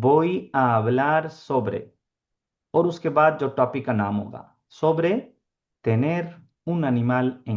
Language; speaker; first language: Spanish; non-native, fluent; Urdu